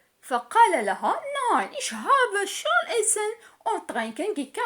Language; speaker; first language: German; non-native, learner; Arabic